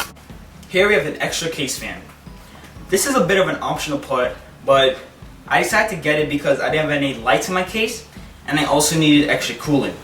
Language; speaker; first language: English; native; English